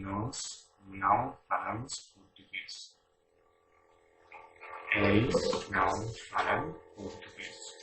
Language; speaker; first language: Portuguese; non-native, learner; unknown